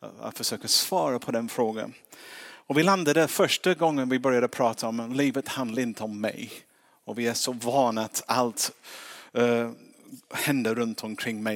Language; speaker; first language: Swedish; non-native, fluent; English